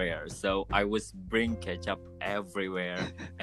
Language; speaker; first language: English; non-native, fluent; Indonesian